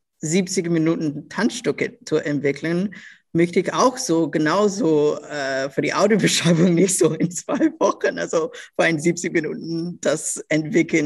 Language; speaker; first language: German; non-native, local second language; English